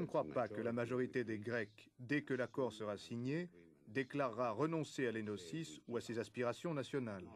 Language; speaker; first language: French; non-native, fluent; Turkish